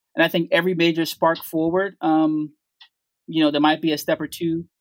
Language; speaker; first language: English; native; English